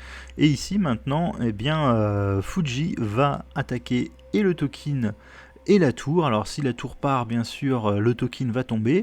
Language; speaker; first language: French; native; French